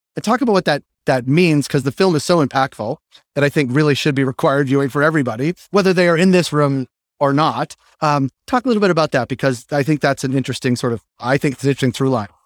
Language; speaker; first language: English; native; English